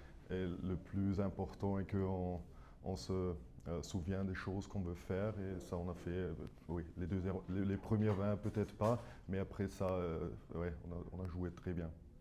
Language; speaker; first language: French; non-native, fluent; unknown